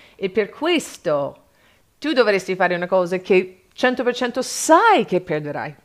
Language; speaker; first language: Italian; non-native, fluent; English